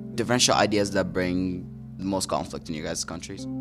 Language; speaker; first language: English; early bilingual, other home language; Arabic